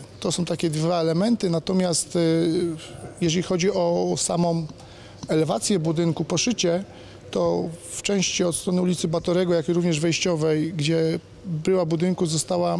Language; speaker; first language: Polish; native; Polish